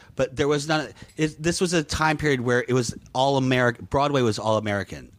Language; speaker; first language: English; native; English